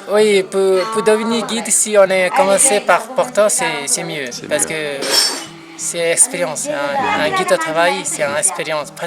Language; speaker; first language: French; non-native, learner; Nepali